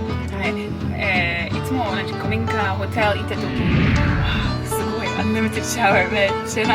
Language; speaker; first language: Japanese; non-native, learner; English